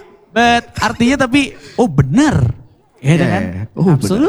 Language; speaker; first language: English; non-native, fluent; Indonesian